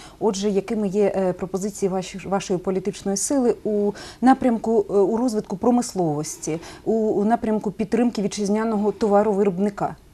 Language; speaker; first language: Ukrainian; native; Ukrainian